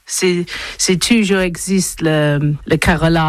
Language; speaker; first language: French; non-native, learner; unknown